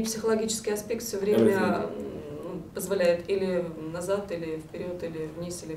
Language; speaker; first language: Russian; native; Russian